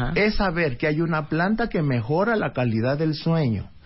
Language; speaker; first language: Spanish; native; Spanish